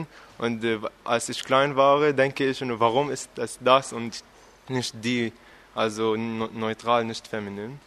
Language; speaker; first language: German; non-native, learner; Arabic